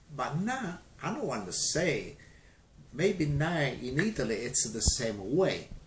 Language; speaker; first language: English; non-native, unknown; Italian